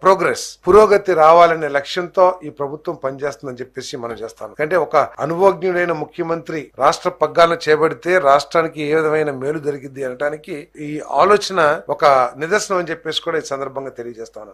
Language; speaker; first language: Telugu; native; Telugu